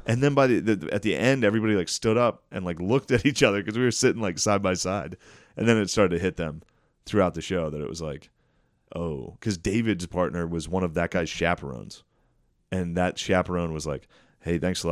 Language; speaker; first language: English; native; English